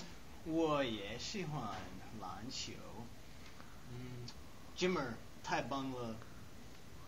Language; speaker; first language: Chinese; non-native, learner; English